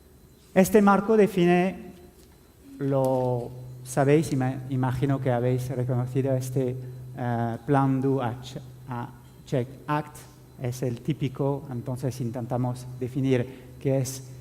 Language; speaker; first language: Spanish; non-native, fluent; French